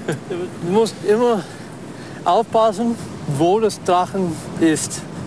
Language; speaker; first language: German; non-native, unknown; English